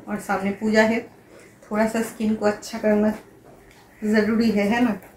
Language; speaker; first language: Hindi; non-native, local second language; Bangla